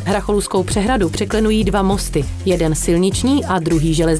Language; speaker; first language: Czech; native; Czech